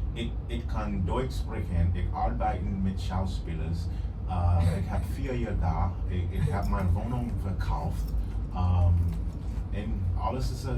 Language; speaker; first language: German; non-native, learner; English